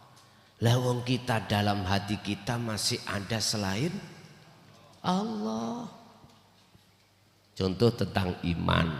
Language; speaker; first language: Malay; non-native, local second language; Javanese